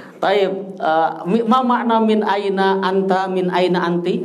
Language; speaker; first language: Arabic; non-native, fluent; Indonesian